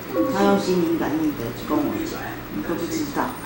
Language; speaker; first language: Chinese; native; Chinese